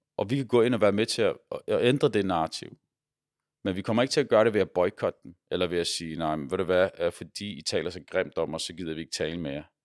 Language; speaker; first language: Danish; early bilingual, other home language; Arabic